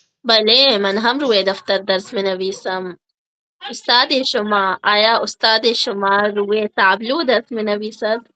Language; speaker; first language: Persian; non-native, learner; Urdu